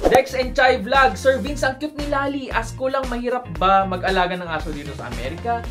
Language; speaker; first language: Filipino; native; Filipino